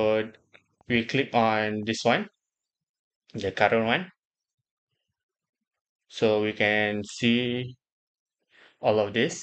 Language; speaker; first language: English; non-native, local second language; Malay